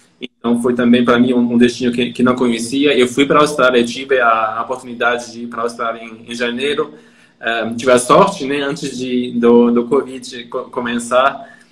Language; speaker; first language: Portuguese; non-native, fluent; French